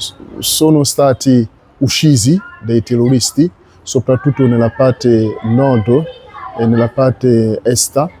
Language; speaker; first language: Italian; non-native, learner; French